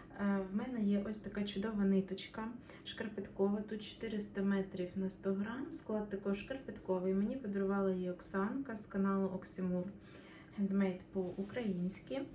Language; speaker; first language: Ukrainian; non-native, local second language; Russian